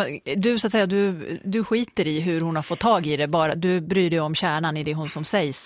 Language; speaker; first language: Swedish; native; Swedish